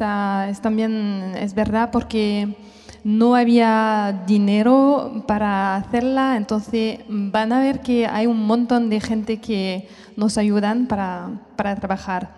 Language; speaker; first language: Spanish; non-native, fluent; French